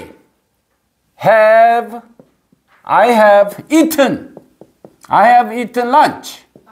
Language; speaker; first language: English; non-native, fluent; Korean